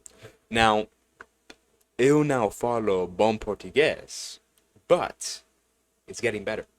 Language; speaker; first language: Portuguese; non-native, learner; English